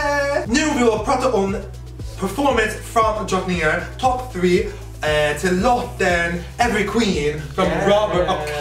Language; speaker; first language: Swedish; non-native, fluent; English